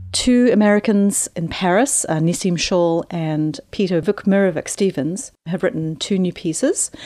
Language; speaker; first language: English; native; English